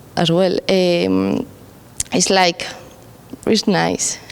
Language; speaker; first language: English; non-native, learner; Spanish